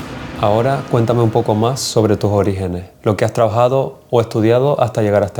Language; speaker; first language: Spanish; native; Spanish